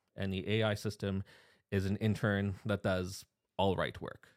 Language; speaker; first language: English; native; English